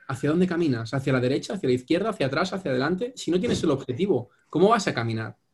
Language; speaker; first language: Spanish; non-native, local second language; Catalan